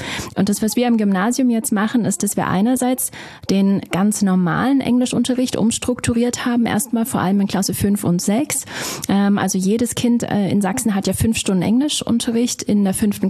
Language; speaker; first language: German; native; German